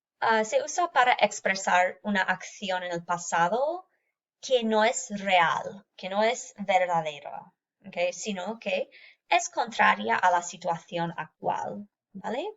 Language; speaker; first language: Spanish; non-native, fluent; English